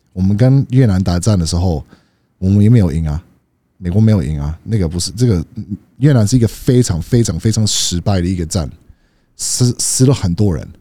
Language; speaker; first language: Chinese; early bilingual, heritage; Chinese